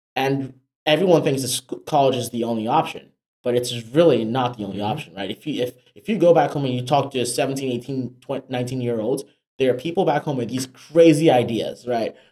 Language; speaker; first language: English; non-native, local second language; Yoruba